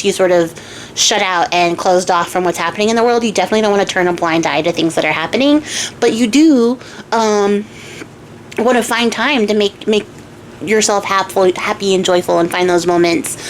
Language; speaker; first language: English; native; English